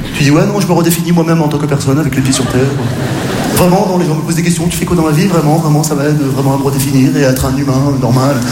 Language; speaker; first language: French; native; French